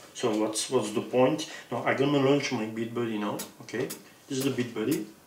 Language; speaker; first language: English; non-native, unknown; French